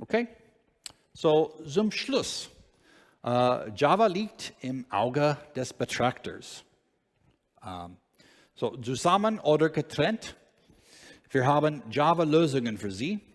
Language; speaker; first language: German; non-native, learner; English